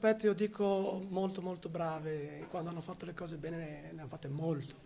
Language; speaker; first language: Italian; native; Italian